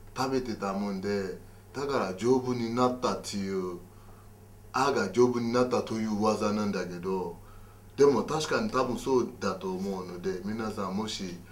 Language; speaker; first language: Japanese; non-native, fluent; Yoruba